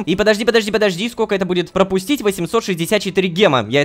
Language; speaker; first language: Russian; native; Russian